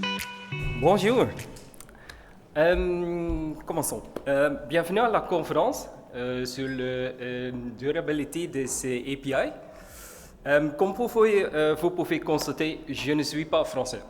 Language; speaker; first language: French; non-native, learner; Dutch